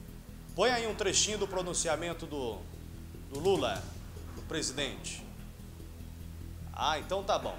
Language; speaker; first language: Portuguese; native; Portuguese